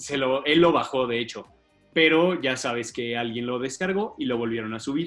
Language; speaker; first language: Spanish; native; Spanish